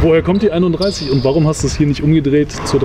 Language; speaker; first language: German; native; German